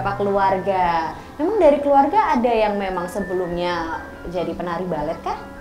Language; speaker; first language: Indonesian; native; Indonesian